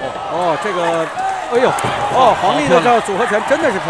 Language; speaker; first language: Chinese; native; Chinese